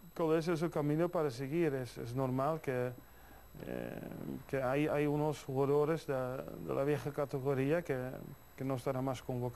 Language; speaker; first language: Spanish; non-native, fluent; Dutch